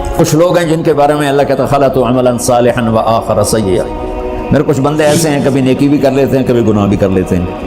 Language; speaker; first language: Urdu; non-native, local second language; Punjabi